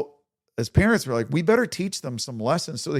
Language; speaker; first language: English; native; English